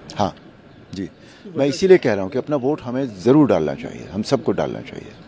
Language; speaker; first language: Hindi; native; Hindi